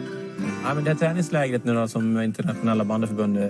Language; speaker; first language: Swedish; native; Swedish